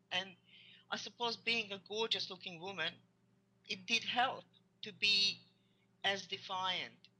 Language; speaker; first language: English; non-native, fluent; Hungarian